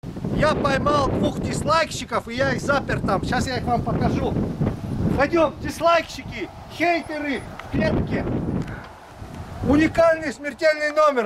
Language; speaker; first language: Russian; native; Russian